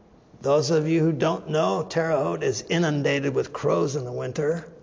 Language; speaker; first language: English; native; English